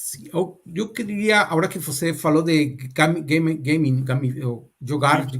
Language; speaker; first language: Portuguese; non-native, learner; Spanish